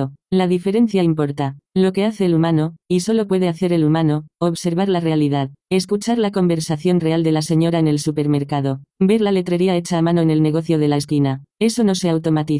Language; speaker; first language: Spanish; native; Spanish